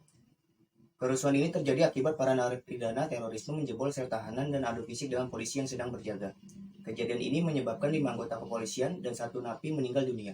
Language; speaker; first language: Indonesian; native; Indonesian